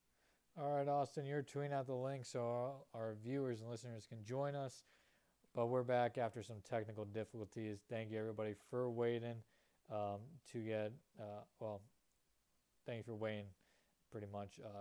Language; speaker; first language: English; native; English